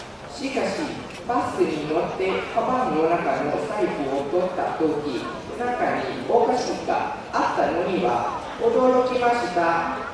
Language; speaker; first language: Japanese; non-native, learner; Lao